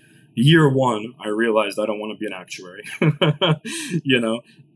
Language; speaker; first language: English; early bilingual, other home language; Russian